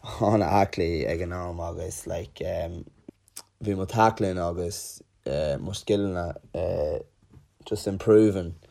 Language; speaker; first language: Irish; non-native, local second language; English